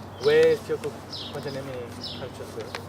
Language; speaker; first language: Korean; non-native, learner; English